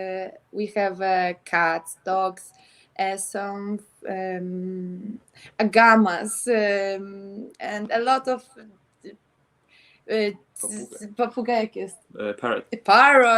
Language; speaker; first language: English; non-native, learner; Polish